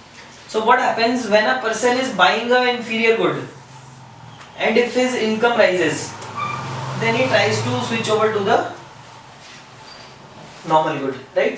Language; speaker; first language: English; non-native, local second language; Hindi